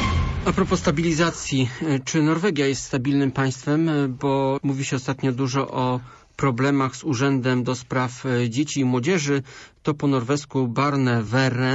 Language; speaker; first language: Polish; native; Polish